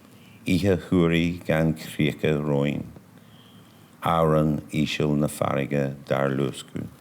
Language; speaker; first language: Irish; non-native, local second language; English